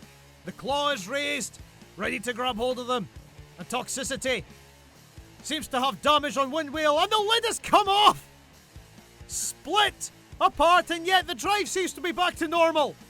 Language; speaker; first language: English; native; English